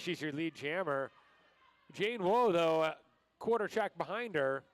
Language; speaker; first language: English; native; English